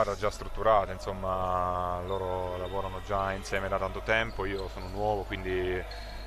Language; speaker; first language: Italian; native; Italian